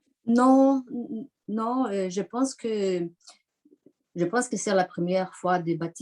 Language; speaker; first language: French; non-native, fluent; Portuguese